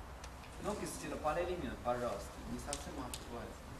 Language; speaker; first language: Russian; non-native, learner; Chinese